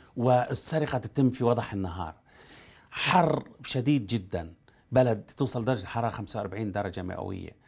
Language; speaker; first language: Arabic; native; Arabic